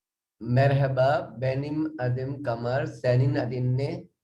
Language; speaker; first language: Turkish; non-native, learner; Urdu